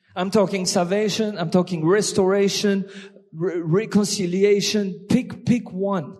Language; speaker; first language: English; non-native, fluent; French